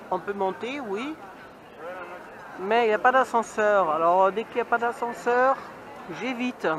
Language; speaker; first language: French; native; French